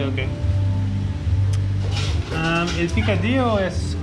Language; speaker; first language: Spanish; non-native, learner; English